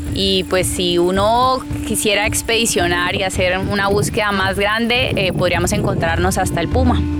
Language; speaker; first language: Spanish; native; Spanish